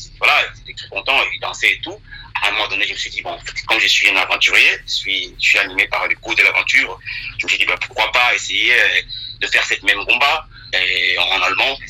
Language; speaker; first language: French; non-native, local second language; Lingala